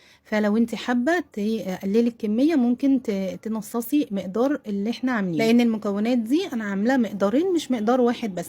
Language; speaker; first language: Arabic; native; Arabic